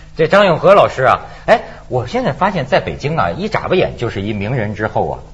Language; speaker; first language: Chinese; native; Chinese